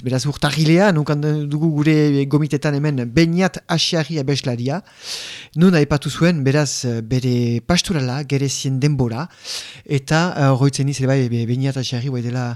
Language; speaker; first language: Basque; native; Basque